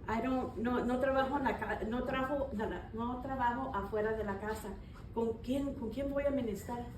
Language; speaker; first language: Spanish; non-native, learner; English